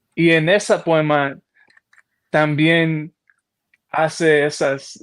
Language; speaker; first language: Spanish; early bilingual, other home language; English